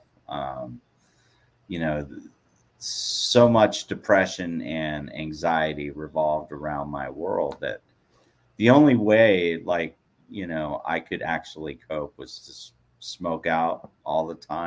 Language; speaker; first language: English; native; English